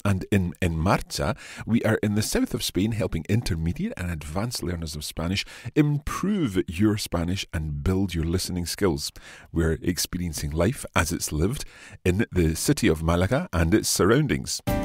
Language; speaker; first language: English; native; English